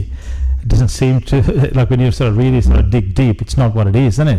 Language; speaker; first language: English; non-native, local second language; Sinhala